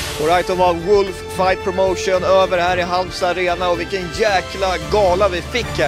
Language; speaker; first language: Swedish; native; Swedish